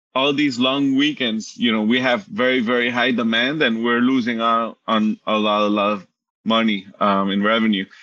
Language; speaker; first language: English; early bilingual, other home language; Spanish